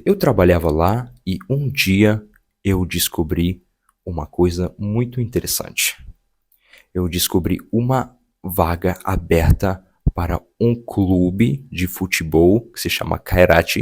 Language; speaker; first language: Portuguese; non-native, fluent; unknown